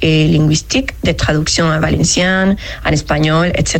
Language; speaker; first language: French; non-native, fluent; Spanish